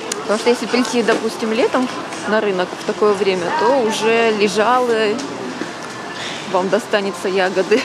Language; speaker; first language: Russian; native; Russian